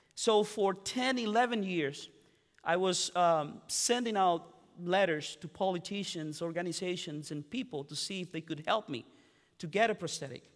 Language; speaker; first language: English; non-native, fluent; Spanish